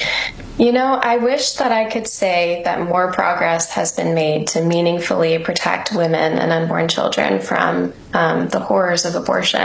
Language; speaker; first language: English; native; English